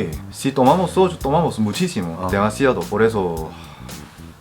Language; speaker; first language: Spanish; non-native, fluent; Korean